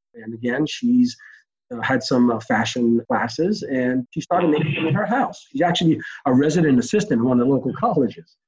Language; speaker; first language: English; early bilingual, other home language; Hebrew